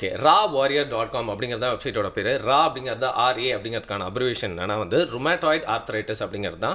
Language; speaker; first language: Tamil; native; Tamil